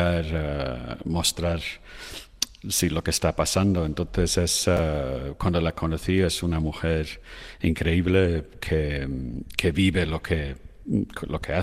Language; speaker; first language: Spanish; non-native, fluent; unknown